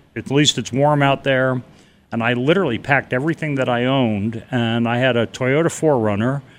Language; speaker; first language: English; native; English